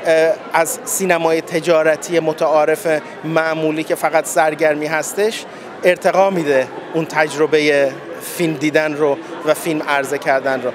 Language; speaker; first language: Persian; native; Persian